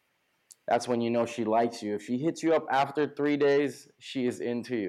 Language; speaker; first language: English; native; English